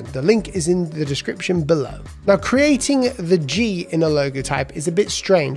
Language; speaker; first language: English; native; English